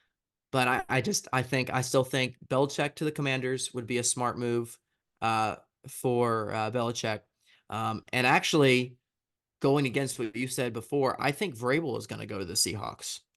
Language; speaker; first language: English; native; English